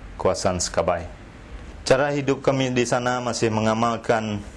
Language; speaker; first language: Malay; non-native, local second language; Iban